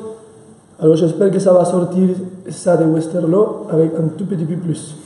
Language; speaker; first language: French; non-native, fluent; Spanish